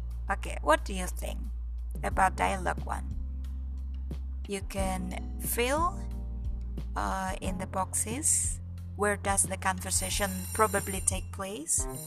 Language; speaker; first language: English; non-native, fluent; Indonesian